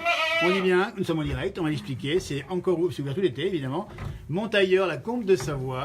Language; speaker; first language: French; native; French